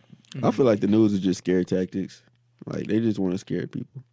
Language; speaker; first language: English; native; English